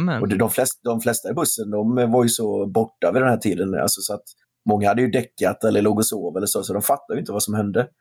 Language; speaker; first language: Swedish; native; Swedish